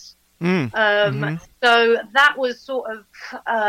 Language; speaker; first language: English; native; English